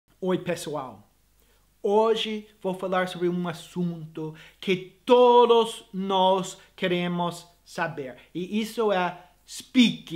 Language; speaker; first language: Portuguese; non-native, fluent; English